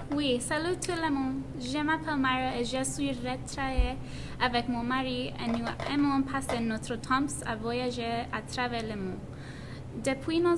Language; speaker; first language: French; non-native, learner; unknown